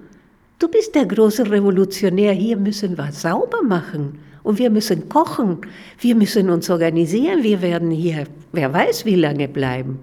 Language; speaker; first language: German; non-native, fluent; Spanish